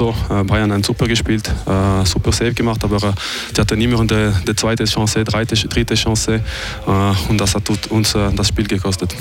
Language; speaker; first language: German; non-native, fluent; French